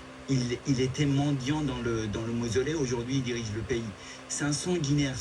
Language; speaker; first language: French; early bilingual, other home language; Persian